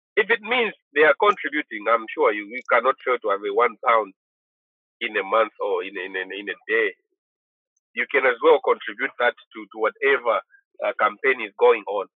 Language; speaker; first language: English; non-native, local second language; Bemba